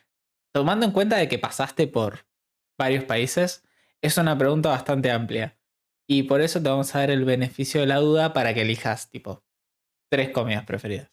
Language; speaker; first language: Spanish; native; Spanish